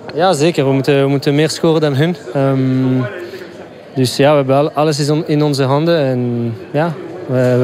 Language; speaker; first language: Dutch; non-native, local second language; French